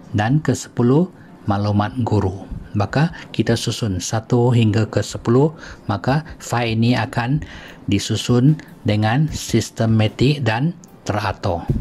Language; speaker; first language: Malay; non-native, local second language; Chinese